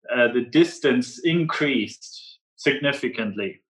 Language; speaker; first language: English; non-native, fluent; German